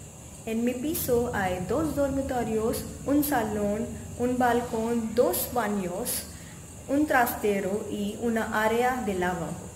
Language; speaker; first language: Spanish; non-native, learner; Hindi